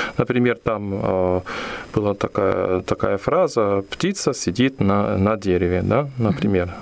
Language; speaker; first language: Russian; non-native, fluent; German